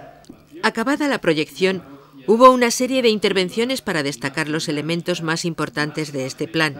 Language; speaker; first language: Spanish; native; Spanish